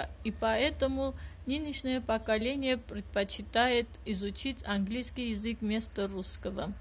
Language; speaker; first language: Russian; non-native, fluent; Armenian